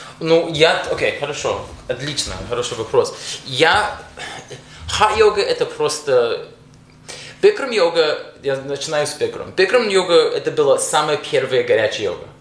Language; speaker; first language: Russian; non-native, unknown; English